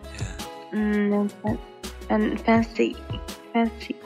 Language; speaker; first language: English; non-native, learner; Chinese